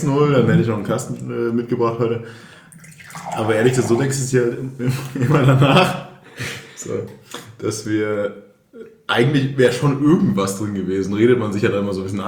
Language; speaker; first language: German; native; German